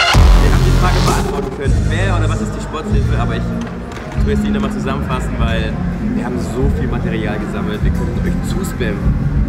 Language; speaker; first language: German; native; German